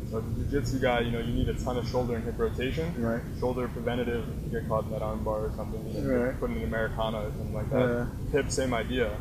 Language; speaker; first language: English; native; English